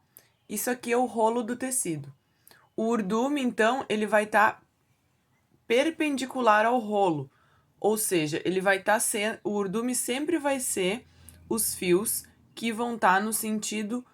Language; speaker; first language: Portuguese; native; Portuguese